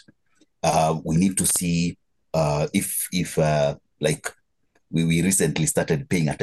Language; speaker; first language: English; non-native, local second language; Kikuyu